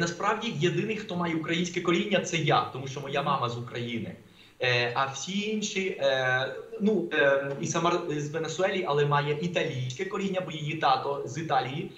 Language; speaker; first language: Ukrainian; non-native, fluent; Spanish